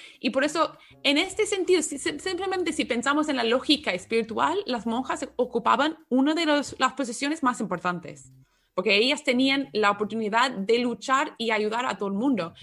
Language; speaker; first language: Spanish; non-native, fluent; English